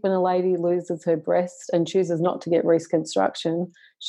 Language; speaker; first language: English; native; English